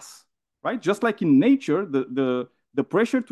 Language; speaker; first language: English; non-native, fluent; Romanian